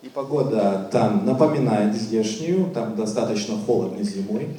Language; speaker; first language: Russian; native; Russian